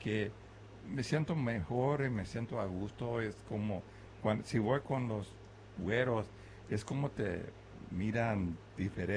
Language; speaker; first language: Spanish; early bilingual, other home language; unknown